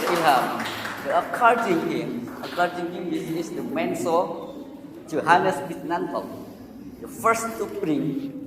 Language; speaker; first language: English; non-native, learner; Indonesian